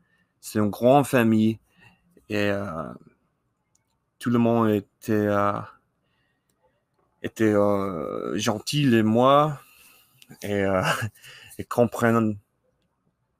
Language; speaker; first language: French; non-native, learner; English